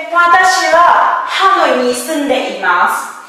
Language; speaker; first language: Japanese; non-native, learner; Vietnamese